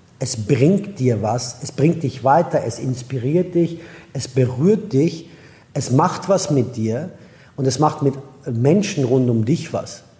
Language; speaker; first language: German; non-native, fluent; Persian